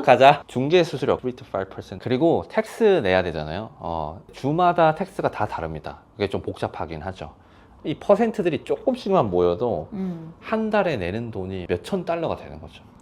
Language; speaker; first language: Korean; non-native, local second language; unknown